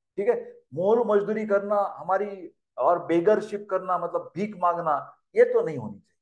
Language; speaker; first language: Hindi; non-native, local second language; Marathi